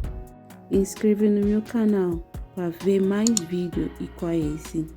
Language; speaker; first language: Portuguese; non-native, learner; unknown